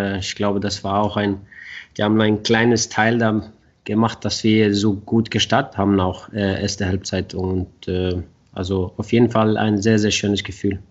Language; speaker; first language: German; non-native, fluent; Swedish